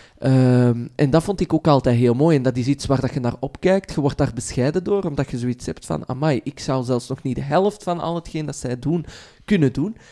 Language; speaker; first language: Dutch; early bilingual, other home language; Arabic